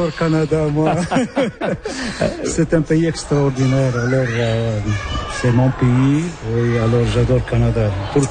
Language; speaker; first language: French; non-native, local second language; Arabic